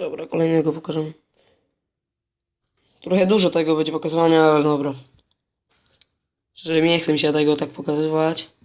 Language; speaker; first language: Polish; native; Polish